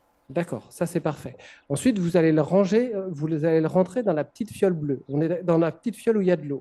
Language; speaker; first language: French; native; French